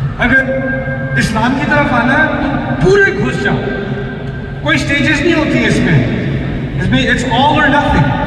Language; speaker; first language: Urdu; early bilingual, heritage; Urdu